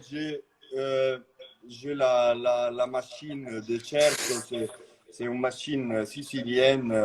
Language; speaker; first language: French; non-native, fluent; Italian